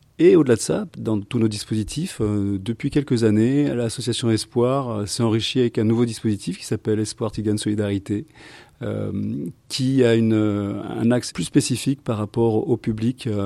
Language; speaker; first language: French; native; French